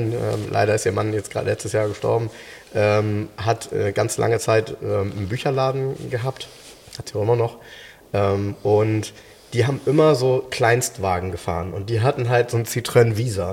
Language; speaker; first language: German; native; German